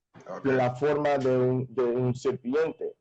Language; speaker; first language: Spanish; non-native, fluent; English